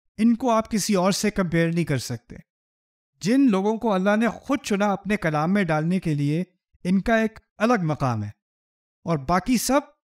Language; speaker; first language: Urdu; native; Urdu